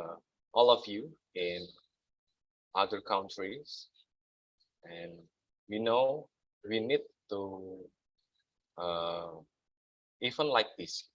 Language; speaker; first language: English; non-native, learner; Indonesian